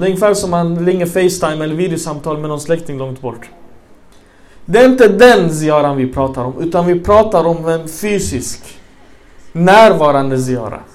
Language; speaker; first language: Swedish; early bilingual, other home language; Arabic